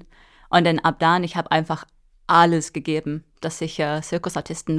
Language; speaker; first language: German; non-native, fluent; English